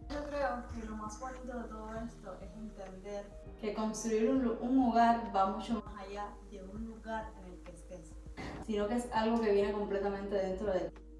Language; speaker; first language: Spanish; native; Spanish